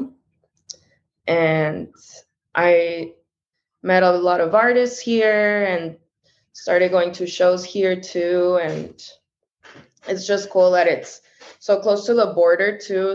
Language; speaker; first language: English; early bilingual, other home language; Spanish